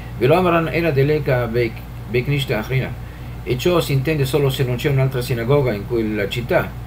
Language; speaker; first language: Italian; non-native, fluent; Hebrew